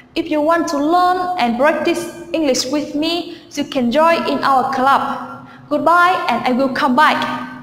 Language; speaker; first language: English; non-native, learner; Vietnamese